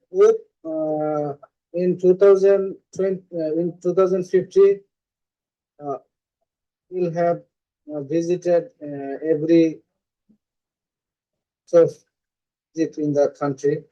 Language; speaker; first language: English; non-native, learner; Bangla